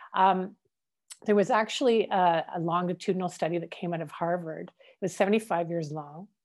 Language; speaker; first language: English; native; English